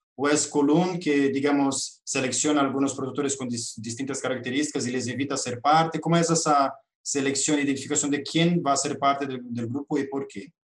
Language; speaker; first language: Spanish; non-native, fluent; Portuguese